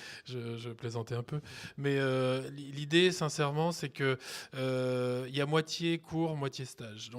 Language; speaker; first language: French; native; French